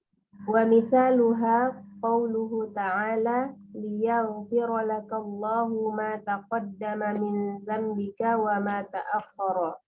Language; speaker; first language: Arabic; non-native, learner; Indonesian